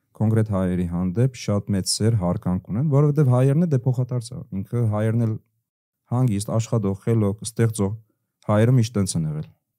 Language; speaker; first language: Armenian; early bilingual, heritage; Armenian